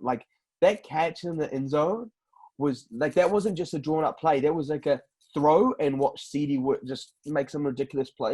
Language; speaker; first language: English; native; English